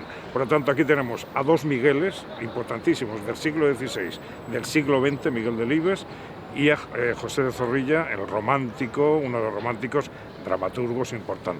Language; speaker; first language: Spanish; native; Spanish